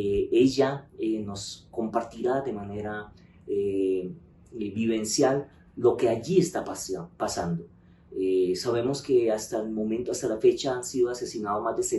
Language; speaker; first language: Spanish; native; Spanish